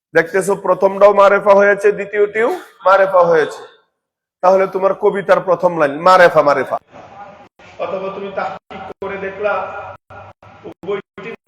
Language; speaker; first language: Bangla; native; Bangla